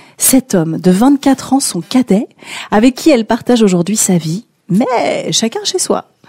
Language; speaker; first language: French; native; French